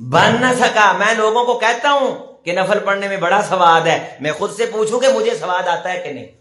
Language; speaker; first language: Urdu; non-native, local second language; Punjabi